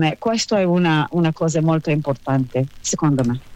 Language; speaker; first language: Italian; non-native, learner; Hebrew